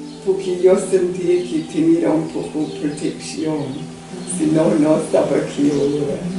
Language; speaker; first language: Spanish; non-native, learner; English